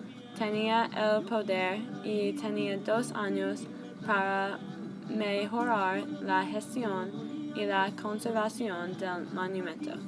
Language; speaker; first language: Spanish; non-native, learner; English